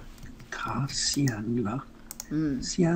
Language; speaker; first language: Chinese; non-native, learner; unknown